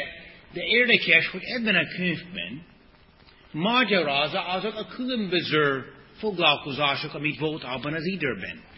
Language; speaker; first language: Hungarian; non-native, fluent; English